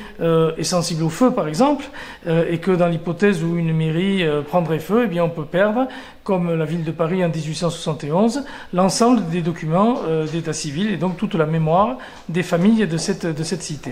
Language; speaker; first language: French; native; French